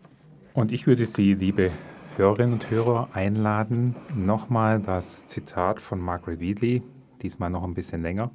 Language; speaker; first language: German; native; German